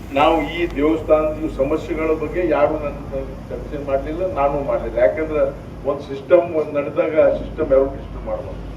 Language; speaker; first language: Kannada; non-native, local second language; Lambadi